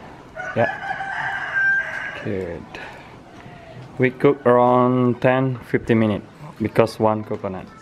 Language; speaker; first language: English; non-native, learner; Balinese